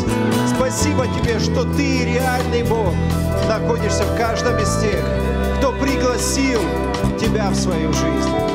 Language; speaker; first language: Russian; native; Russian